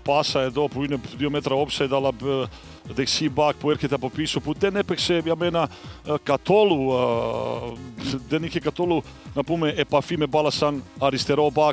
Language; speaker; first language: Greek; non-native, fluent; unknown